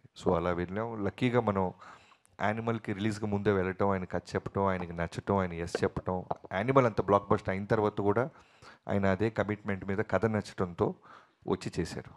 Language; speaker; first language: Telugu; native; Telugu